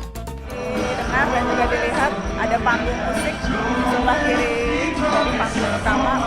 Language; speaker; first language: Indonesian; native; Indonesian